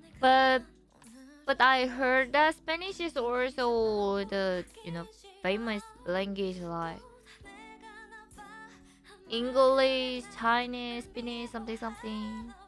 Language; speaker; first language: English; non-native, learner; Korean